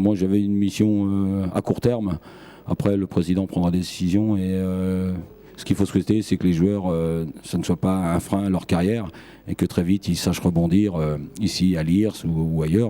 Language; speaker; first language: French; native; French